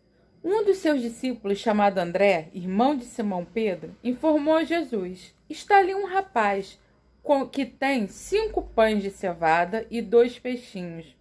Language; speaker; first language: Portuguese; native; Portuguese